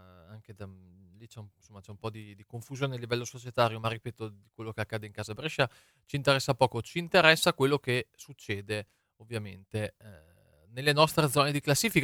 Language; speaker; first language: Italian; native; Italian